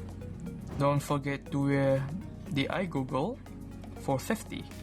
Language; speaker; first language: English; non-native, local second language; Malay